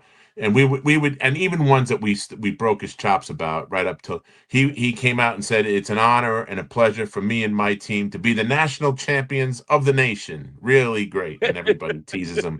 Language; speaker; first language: English; native; English